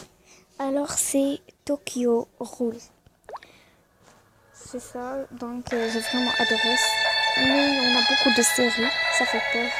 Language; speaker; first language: French; non-native, learner; Arabic